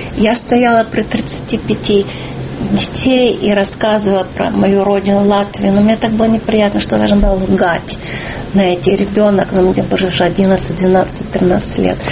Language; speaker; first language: Russian; early bilingual, heritage; Russian